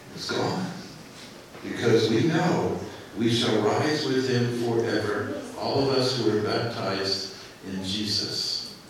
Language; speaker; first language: English; native; English